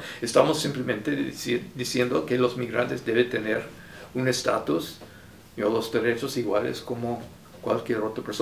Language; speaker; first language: Spanish; non-native, fluent; English